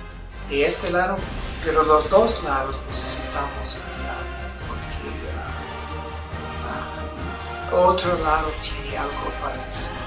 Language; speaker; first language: Spanish; non-native, fluent; English